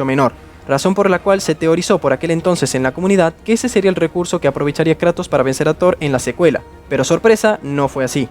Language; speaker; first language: Spanish; native; Spanish